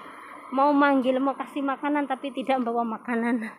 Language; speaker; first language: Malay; non-native, local second language; Javanese